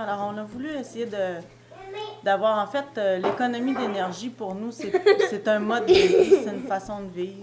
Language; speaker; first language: French; native; French